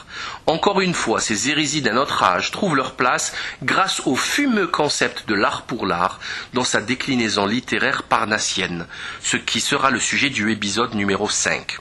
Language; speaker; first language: French; native; French